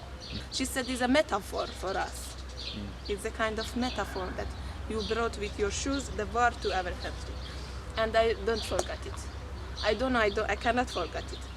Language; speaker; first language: English; non-native, fluent; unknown